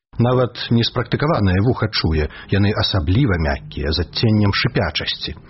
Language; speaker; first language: Belarusian; native; Belarusian